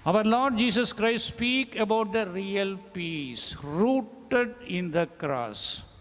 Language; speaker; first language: English; non-native, local second language; Tamil